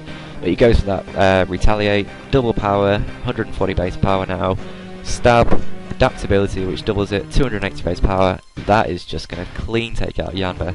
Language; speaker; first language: English; native; English